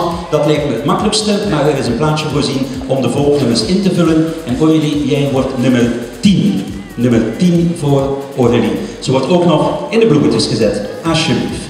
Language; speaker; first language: Dutch; native; Dutch